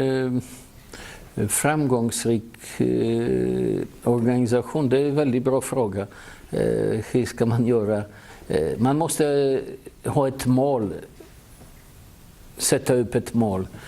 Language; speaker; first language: Swedish; non-native, fluent; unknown